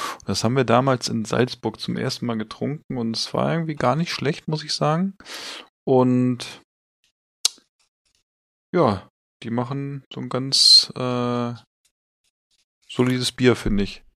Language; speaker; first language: German; native; German